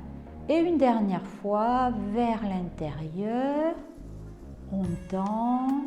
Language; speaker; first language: French; native; French